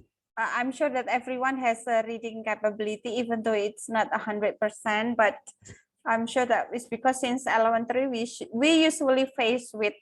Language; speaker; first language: English; non-native, local second language; Indonesian